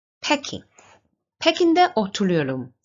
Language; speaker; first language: Turkish; non-native, learner; Chinese